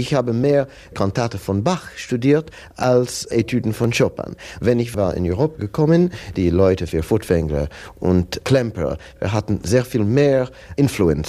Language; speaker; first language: German; non-native, fluent; English